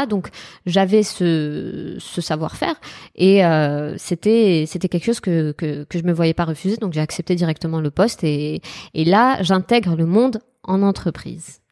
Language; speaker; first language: French; non-native, local second language; Arabic